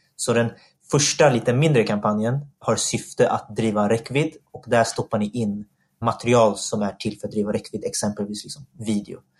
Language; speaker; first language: Swedish; early bilingual, other home language; Bangla